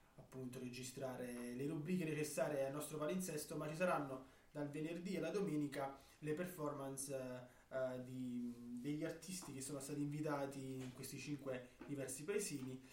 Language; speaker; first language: Italian; native; Italian